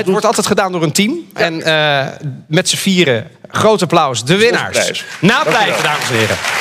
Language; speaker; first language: Dutch; native; Dutch